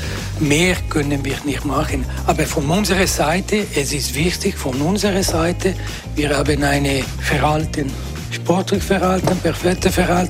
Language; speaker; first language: German; non-native, local second language; Italian